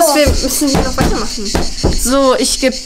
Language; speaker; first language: German; native; German